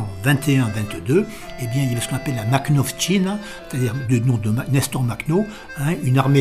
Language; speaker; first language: French; native; French